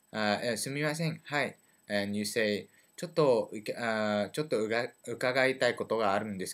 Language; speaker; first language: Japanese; non-native, learner; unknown